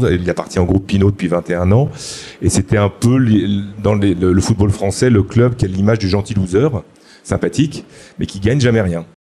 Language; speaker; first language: French; native; French